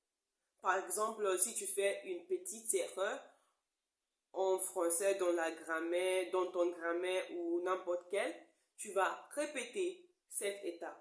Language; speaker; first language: French; non-native, learner; English